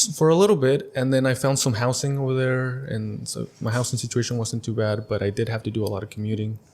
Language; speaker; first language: English; early bilingual, other home language; Spanish